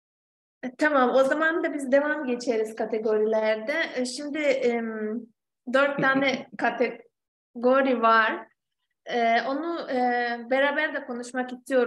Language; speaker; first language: Turkish; non-native, fluent; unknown